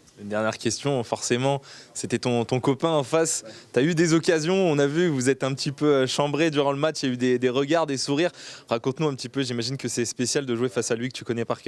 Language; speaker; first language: French; native; French